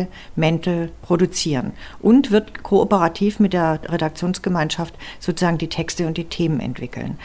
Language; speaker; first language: German; native; German